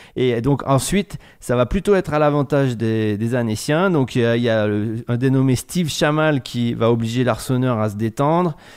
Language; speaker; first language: French; native; French